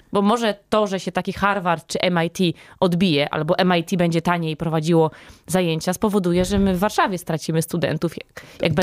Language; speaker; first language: Polish; native; Polish